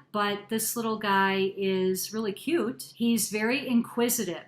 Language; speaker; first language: English; native; English